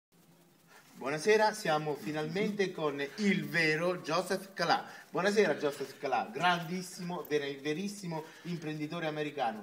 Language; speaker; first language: Italian; native; Italian